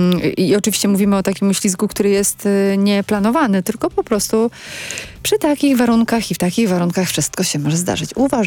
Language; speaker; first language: Polish; native; Polish